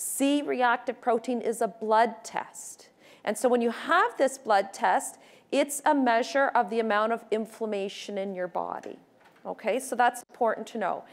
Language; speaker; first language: English; native; English